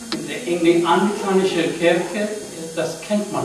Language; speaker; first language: German; non-native, learner; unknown